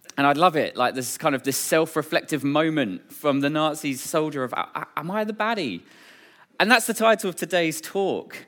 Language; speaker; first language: English; native; English